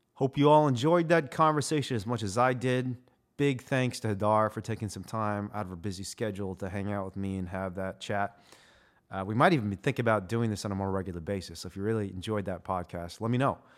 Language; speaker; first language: English; native; English